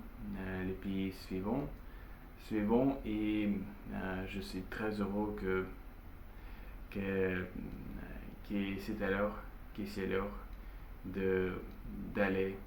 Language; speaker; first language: French; non-native, learner; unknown